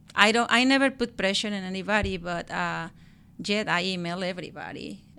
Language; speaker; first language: English; non-native, learner; Spanish